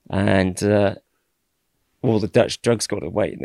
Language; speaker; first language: English; native; English